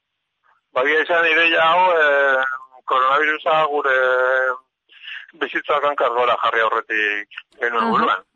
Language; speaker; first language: Basque; native; Basque